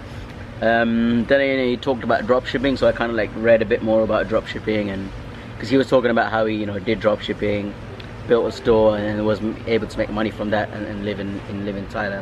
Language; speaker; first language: English; native; English